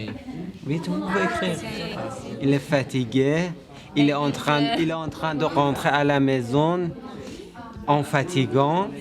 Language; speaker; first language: French; non-native, learner; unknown